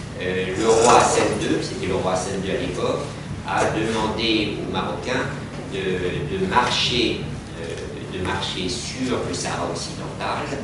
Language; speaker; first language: French; native; French